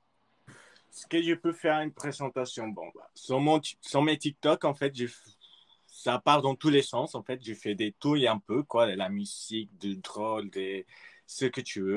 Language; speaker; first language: French; early bilingual, other home language; Spanish